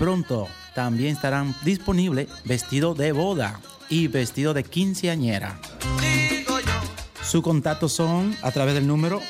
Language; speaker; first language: Spanish; native; Spanish